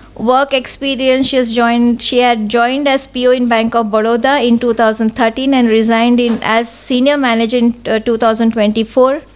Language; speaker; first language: English; non-native, local second language; Marathi